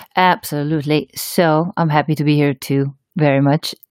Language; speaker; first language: English; non-native, fluent; Hebrew